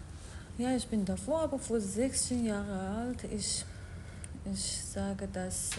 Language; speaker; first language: German; non-native, learner; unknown